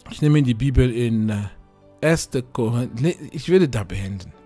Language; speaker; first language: German; non-native, fluent; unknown